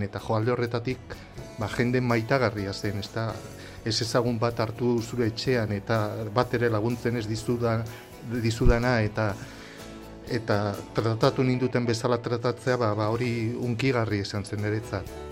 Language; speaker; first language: Basque; non-native, local second language; Spanish